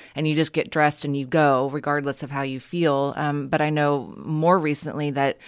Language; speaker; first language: English; native; English